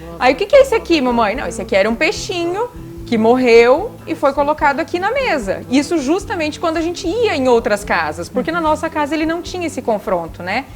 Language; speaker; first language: Portuguese; native; Portuguese